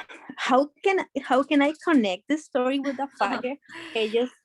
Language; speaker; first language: English; non-native, learner; Spanish